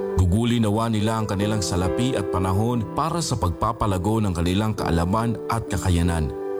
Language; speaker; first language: Filipino; non-native, local second language; Aklanon